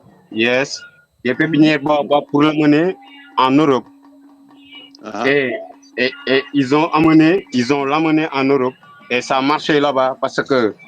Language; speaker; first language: French; non-native, local second language; Wolof